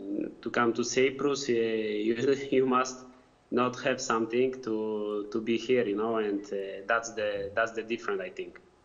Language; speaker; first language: English; non-native, fluent; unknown